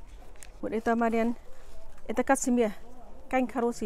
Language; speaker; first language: Russian; non-native, learner; Tajik